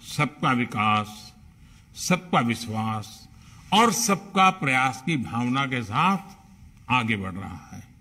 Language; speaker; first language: Hindi; non-native, local second language; Gujarati